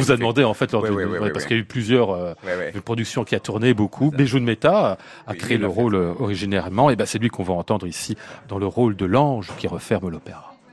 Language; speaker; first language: French; native; French